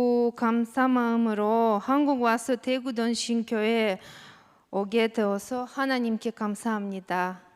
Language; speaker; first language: Korean; non-native, learner; Russian